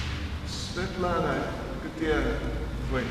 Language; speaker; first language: Russian; non-native, learner; English